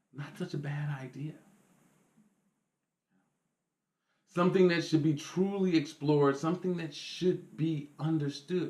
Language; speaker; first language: English; native; English